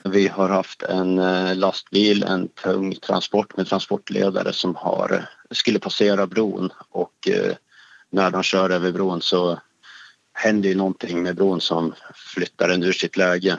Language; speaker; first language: Swedish; native; Swedish